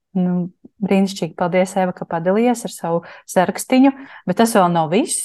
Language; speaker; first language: Latvian; native; Latvian